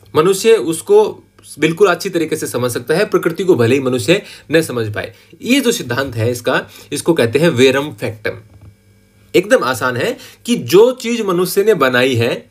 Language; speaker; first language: Hindi; native; Hindi